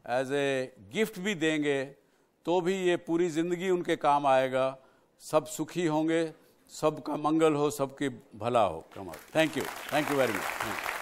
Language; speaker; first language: Hindi; native; Hindi